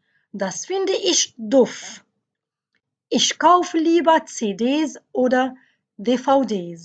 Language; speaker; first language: German; non-native, fluent; Arabic